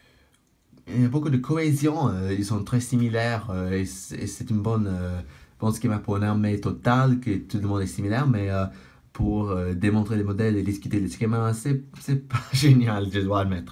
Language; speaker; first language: French; non-native, fluent; English